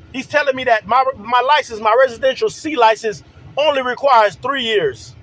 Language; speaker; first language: English; native; English